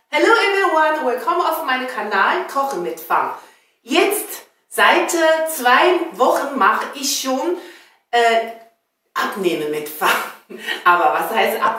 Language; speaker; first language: German; non-native, learner; Chinese